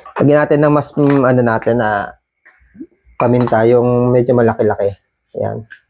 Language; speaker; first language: Filipino; native; Filipino